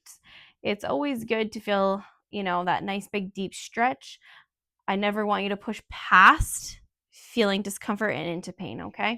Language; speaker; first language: English; native; English